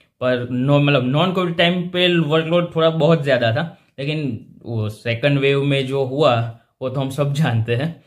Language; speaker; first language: Hindi; non-native, local second language; Gujarati